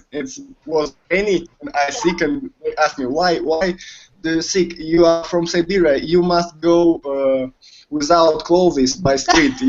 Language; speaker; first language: English; non-native, learner; Russian